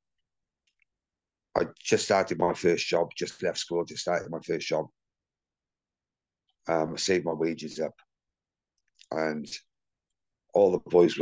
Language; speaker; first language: English; native; English